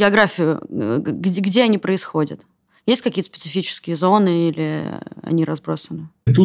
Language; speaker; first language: Russian; native; Russian